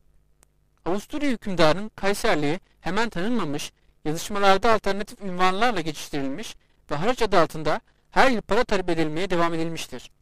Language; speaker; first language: Turkish; native; Turkish